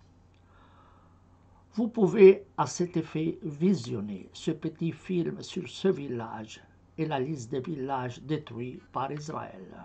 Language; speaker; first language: French; non-native, fluent; Arabic